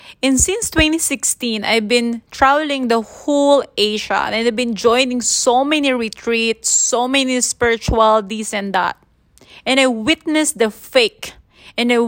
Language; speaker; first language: English; non-native, local second language; Filipino